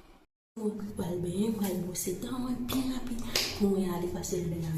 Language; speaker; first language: French; non-native, learner; Haitian Creole